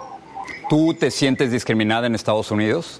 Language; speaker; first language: Spanish; native; Spanish